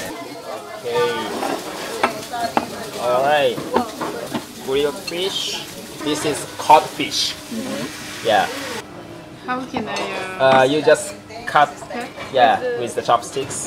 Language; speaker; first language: English; non-native, fluent; Japanese